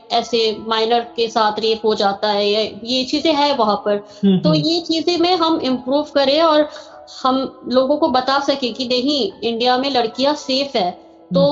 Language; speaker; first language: Hindi; native; Hindi